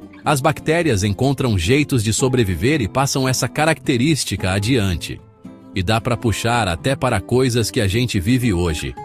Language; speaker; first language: Portuguese; native; Portuguese